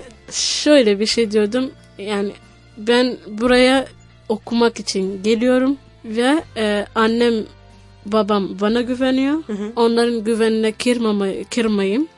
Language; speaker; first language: Turkish; non-native, fluent; Somali